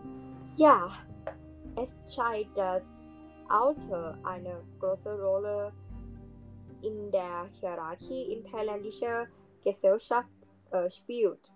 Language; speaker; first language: German; non-native, learner; Thai